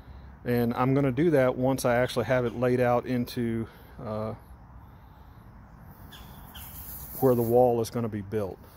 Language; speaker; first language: English; native; English